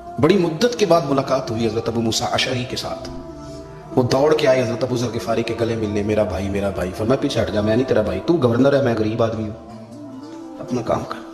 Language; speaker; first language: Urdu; non-native, local second language; Punjabi